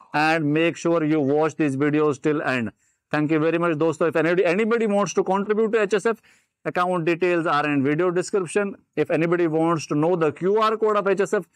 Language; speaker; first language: Hindi; native; Hindi